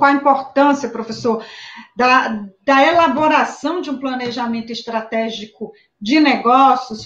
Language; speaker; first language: Portuguese; native; Portuguese